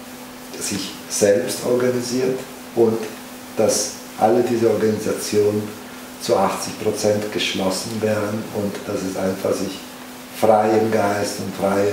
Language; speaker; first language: German; non-native, fluent; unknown